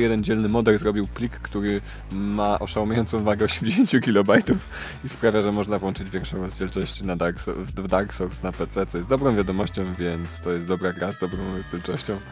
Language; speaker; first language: Polish; native; Polish